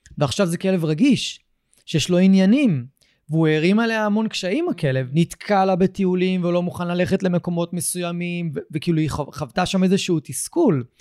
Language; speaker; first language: Hebrew; native; Hebrew